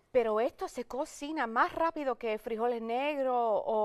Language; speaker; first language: Spanish; early bilingual, heritage; English